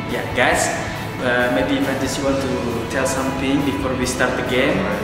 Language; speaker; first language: English; non-native, learner; Indonesian